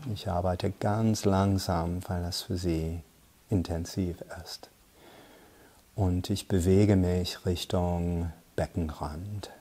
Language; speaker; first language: German; non-native, fluent; English